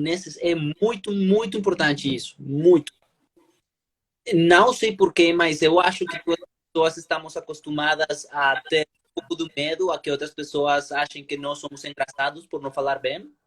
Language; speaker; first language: Portuguese; non-native, learner; Spanish